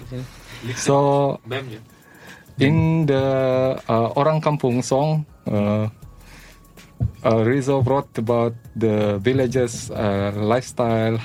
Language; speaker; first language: English; non-native, learner; Malay